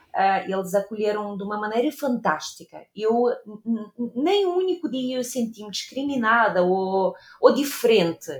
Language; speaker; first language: Portuguese; non-native, fluent; Ukrainian